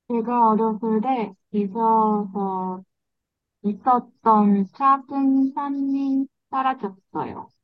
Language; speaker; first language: Korean; non-native, learner; Chinese